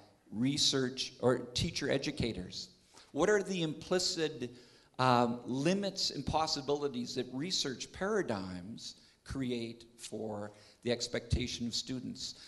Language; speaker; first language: English; native; English